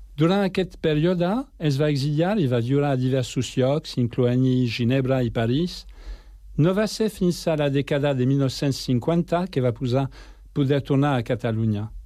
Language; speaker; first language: Catalan; non-native, learner; French